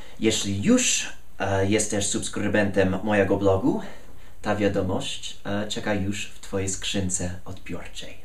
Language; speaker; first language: Polish; non-native, fluent; English